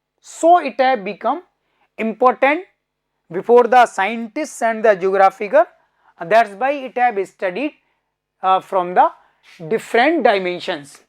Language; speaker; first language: English; non-native, local second language; Hindi